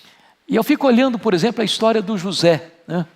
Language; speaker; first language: Portuguese; native; Portuguese